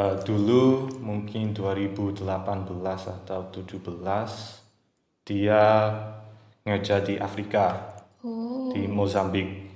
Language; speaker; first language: Indonesian; early bilingual, heritage; English